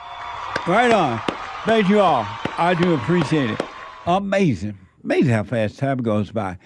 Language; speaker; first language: English; native; English